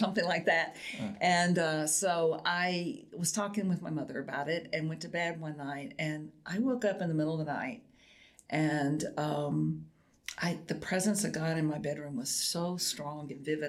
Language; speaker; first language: English; native; English